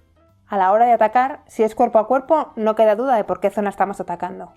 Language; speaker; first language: Spanish; native; Spanish